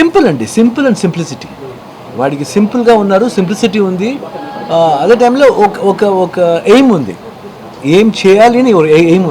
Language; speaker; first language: Telugu; non-native, learner; Kannada